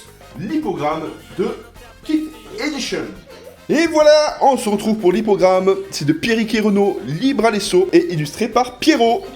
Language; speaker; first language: French; native; French